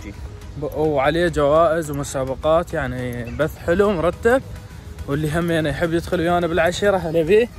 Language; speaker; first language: Arabic; native; Arabic